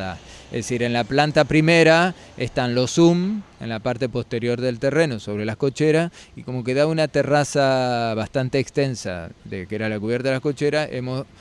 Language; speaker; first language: Spanish; native; Spanish